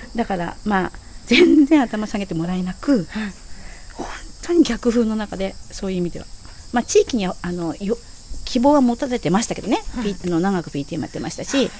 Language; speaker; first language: Japanese; native; Japanese